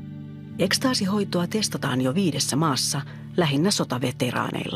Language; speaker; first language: Finnish; native; Finnish